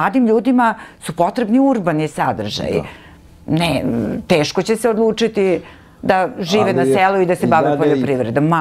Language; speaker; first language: Serbian; native; Serbian